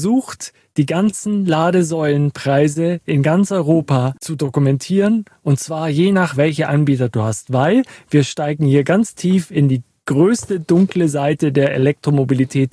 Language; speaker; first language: German; native; German